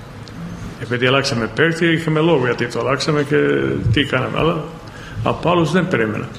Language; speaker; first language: Greek; non-native, fluent; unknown